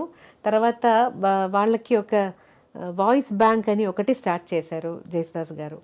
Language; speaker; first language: Telugu; non-native, local second language; Malayalam